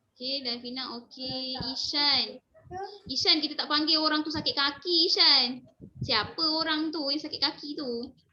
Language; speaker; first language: Malay; native; Malay